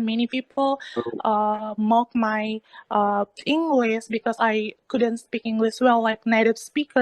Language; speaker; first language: English; non-native, learner; Indonesian